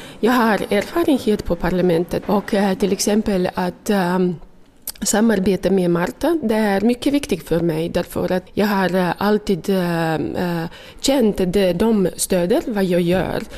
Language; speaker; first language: Swedish; non-native, fluent; Latvian